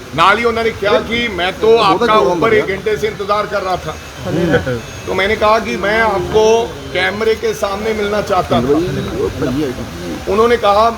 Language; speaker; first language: Hindi; non-native, local second language; Punjabi